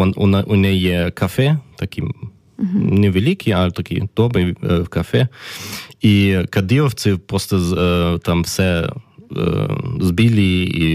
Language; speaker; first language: Ukrainian; early bilingual, heritage; German